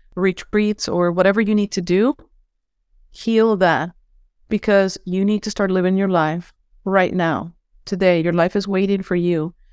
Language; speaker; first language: English; non-native, fluent; Spanish